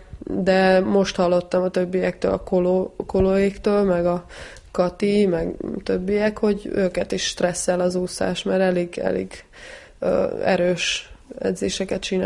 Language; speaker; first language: Hungarian; early bilingual, heritage; Hungarian